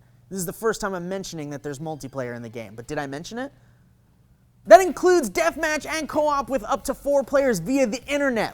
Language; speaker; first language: English; native; English